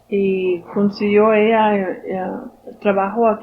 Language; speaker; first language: Spanish; early bilingual, heritage; Spanish